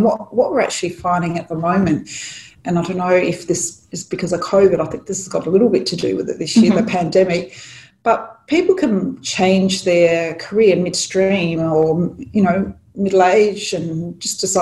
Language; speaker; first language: English; native; English